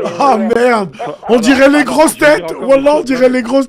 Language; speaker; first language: French; early bilingual, other home language; Arabic